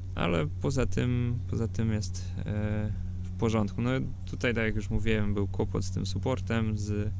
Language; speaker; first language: Polish; native; Polish